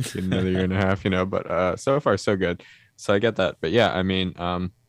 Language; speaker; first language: English; native; English